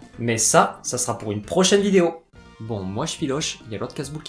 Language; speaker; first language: French; native; French